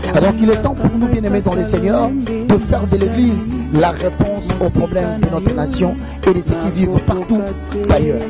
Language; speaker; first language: French; non-native, local second language; Lingala